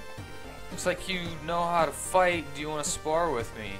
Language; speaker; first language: English; native; English